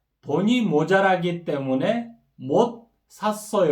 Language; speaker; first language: Korean; non-native, fluent; Kyrgyz